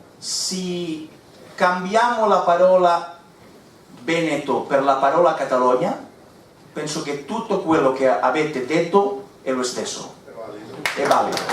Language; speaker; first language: Italian; non-native, fluent; Catalan